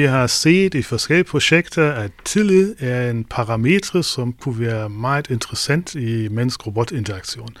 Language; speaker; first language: Danish; non-native, fluent; German